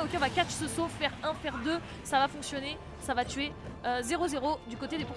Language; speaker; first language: French; native; French